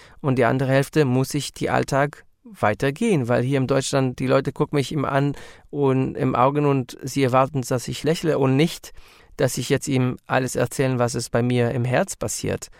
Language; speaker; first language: German; non-native, learner; Hebrew